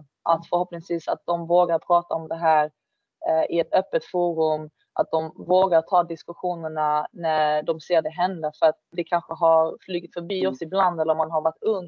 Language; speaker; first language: Swedish; native; Swedish